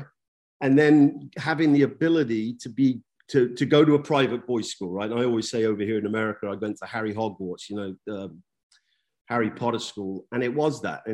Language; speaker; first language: English; native; English